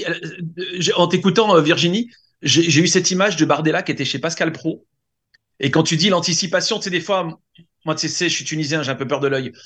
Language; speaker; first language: French; native; French